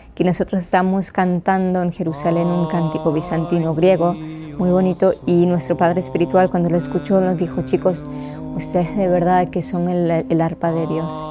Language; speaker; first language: Spanish; non-native, local second language; German